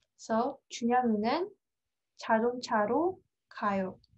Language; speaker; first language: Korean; non-native, fluent; English